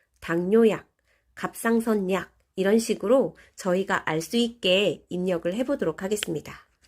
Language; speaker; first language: Korean; native; Korean